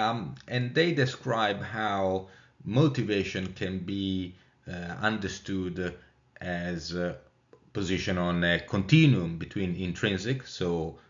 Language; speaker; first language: English; non-native, fluent; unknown